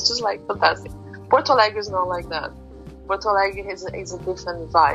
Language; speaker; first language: English; non-native, fluent; Portuguese